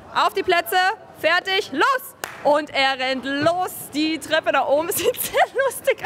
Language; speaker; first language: German; native; German